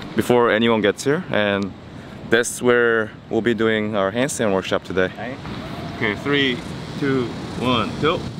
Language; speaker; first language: English; non-native, fluent; Korean